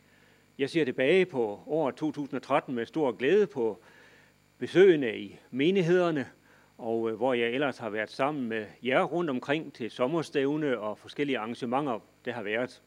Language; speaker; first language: Danish; native; Danish